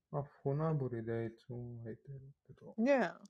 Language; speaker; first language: Japanese; non-native, learner; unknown